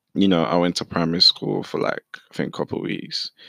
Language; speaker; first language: English; early bilingual, other home language; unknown